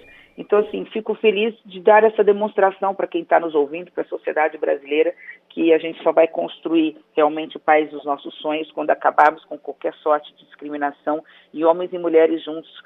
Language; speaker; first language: Portuguese; native; Portuguese